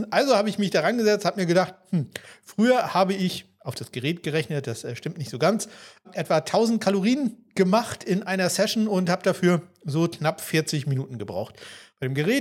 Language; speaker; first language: German; native; German